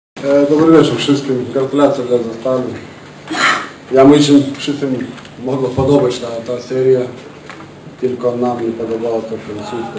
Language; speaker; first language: Polish; non-native, learner; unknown